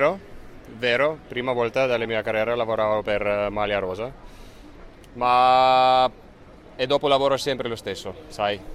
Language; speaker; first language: Italian; non-native, fluent; Lithuanian